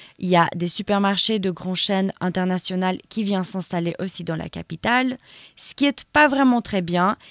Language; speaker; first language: French; non-native, fluent; Albanian